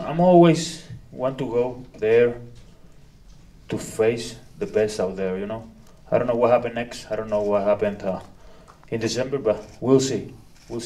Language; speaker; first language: English; non-native, fluent; Spanish